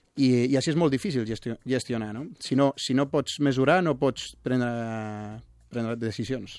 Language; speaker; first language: Catalan; non-native, local second language; Spanish